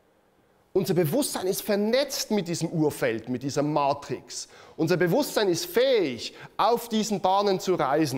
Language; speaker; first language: German; native; German